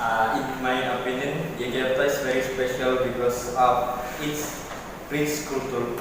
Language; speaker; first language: English; non-native, learner; Indonesian